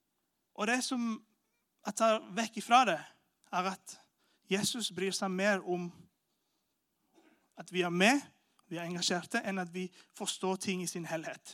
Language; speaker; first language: Norwegian; non-native, fluent; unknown